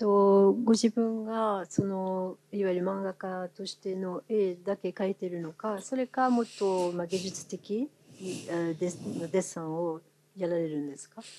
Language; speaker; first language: Japanese; non-native, fluent; French